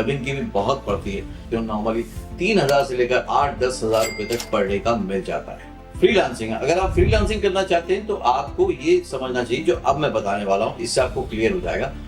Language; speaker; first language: Hindi; native; Hindi